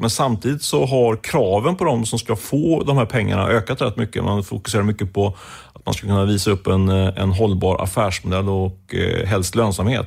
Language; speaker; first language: Swedish; native; Swedish